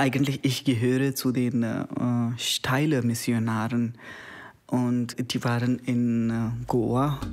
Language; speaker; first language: German; non-native, learner; Konkani